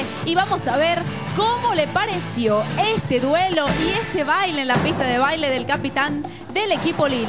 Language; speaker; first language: Spanish; native; Spanish